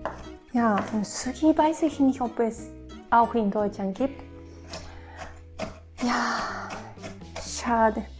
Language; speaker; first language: German; non-native, learner; Japanese